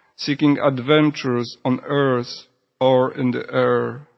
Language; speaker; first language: English; non-native, fluent; Polish